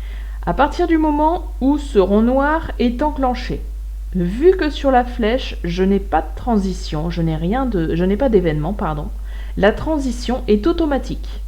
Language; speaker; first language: French; native; French